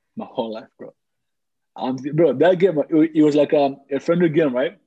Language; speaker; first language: English; early bilingual, other home language; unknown